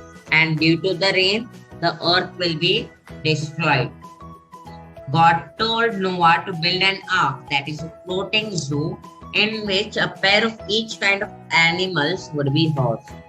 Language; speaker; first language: English; non-native, local second language; Hindi